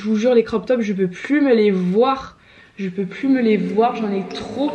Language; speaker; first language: French; native; French